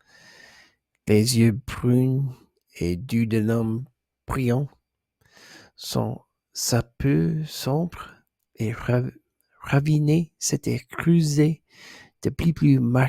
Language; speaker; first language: French; non-native, learner; English